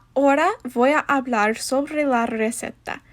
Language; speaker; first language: Spanish; non-native, learner; English